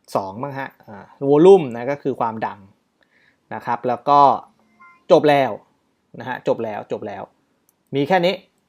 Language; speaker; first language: Thai; native; Thai